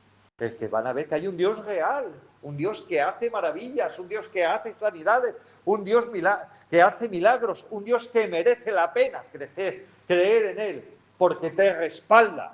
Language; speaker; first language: Spanish; native; Spanish